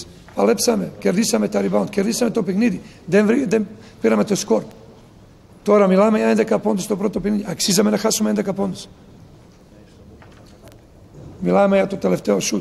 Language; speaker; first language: Greek; non-native, fluent; Serbian